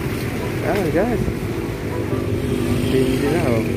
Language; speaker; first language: Filipino; native; Filipino